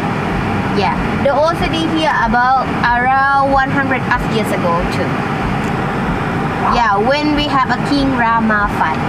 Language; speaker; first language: English; non-native, learner; Thai